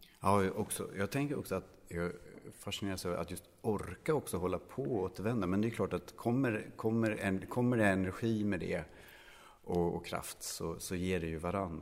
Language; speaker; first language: Swedish; native; Swedish